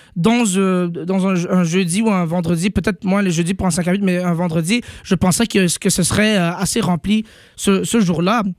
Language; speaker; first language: French; native; French